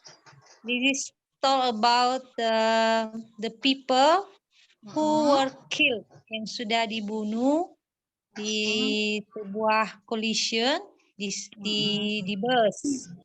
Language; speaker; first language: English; non-native, learner; Indonesian